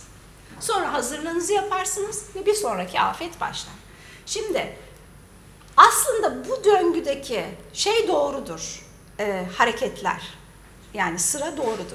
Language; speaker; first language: Turkish; native; Turkish